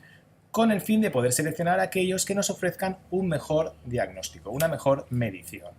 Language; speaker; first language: Spanish; native; Spanish